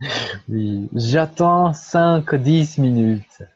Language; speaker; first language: French; non-native, learner; Portuguese